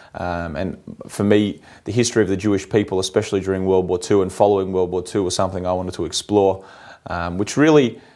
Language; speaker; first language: English; native; English